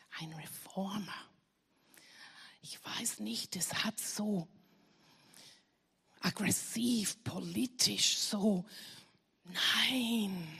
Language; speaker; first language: German; non-native, fluent; English